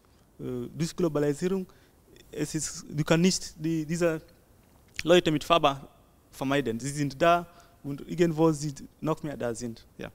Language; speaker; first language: German; non-native, learner; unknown